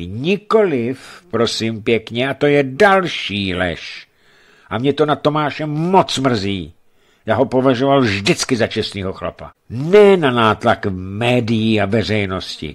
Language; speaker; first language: Czech; native; Czech